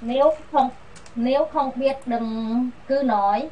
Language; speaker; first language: Vietnamese; non-native, learner; Khmer